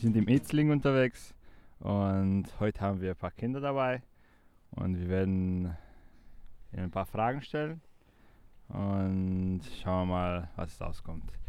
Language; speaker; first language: German; non-native, fluent; Romanian